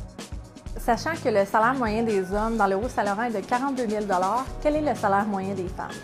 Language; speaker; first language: French; native; French